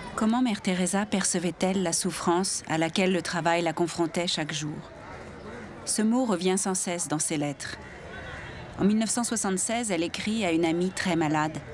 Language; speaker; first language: French; native; French